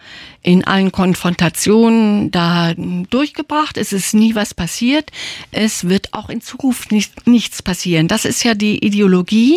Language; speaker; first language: German; native; German